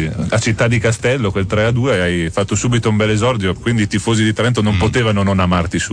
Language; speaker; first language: Italian; native; Italian